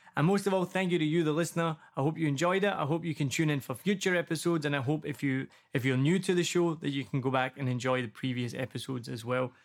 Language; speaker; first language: English; native; English